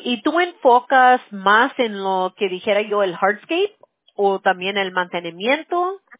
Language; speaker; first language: Spanish; early bilingual, other home language; English